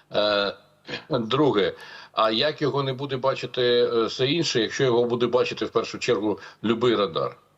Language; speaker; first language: Ukrainian; non-native, local second language; Russian